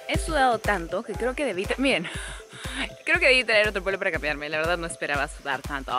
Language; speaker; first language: Spanish; native; Spanish